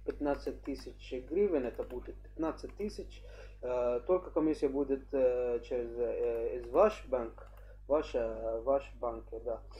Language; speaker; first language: Russian; non-native, learner; English